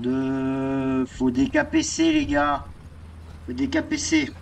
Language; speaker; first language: French; native; French